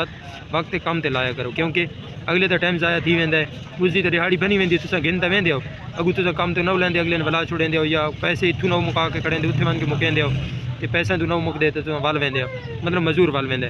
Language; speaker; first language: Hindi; non-native, local second language; Saraiki